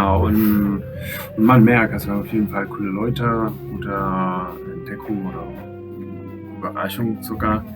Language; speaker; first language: German; non-native, fluent; Spanish